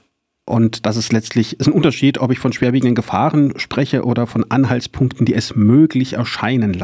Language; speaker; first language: German; native; German